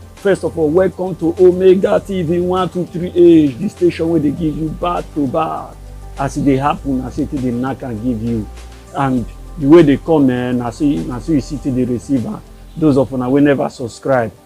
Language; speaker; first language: Nigerian Pidgin; native; Nigerian Pidgin